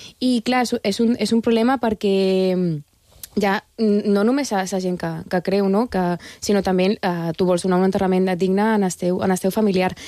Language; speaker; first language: Catalan; non-native, local second language; Spanish